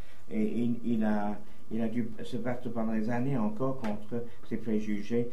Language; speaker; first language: French; native; French